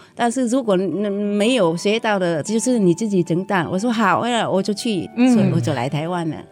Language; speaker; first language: Chinese; non-native, learner; Vietnamese